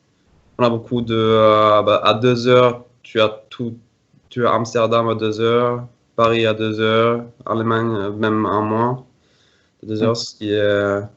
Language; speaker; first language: French; non-native, fluent; Norwegian